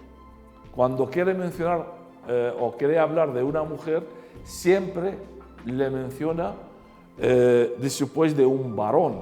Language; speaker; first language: Spanish; non-native, fluent; Arabic